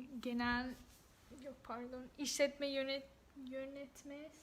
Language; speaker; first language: Turkish; non-native, fluent; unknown